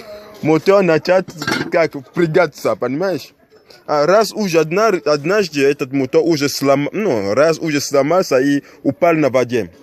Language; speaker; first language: Russian; non-native, learner; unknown